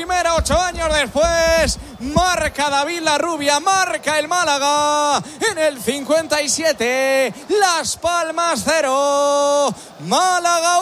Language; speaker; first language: Spanish; native; Spanish